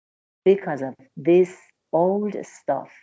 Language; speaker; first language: English; non-native, learner; Persian